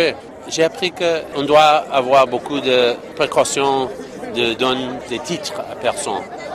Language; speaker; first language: French; non-native, learner; English